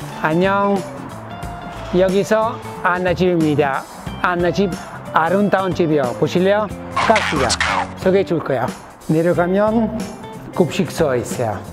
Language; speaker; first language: Korean; non-native, fluent; Italian